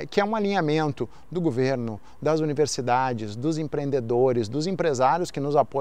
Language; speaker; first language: Portuguese; native; Portuguese